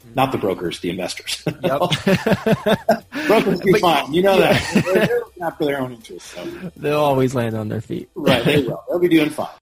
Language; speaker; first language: English; native; English